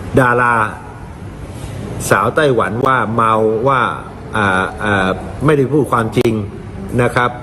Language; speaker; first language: Thai; native; Thai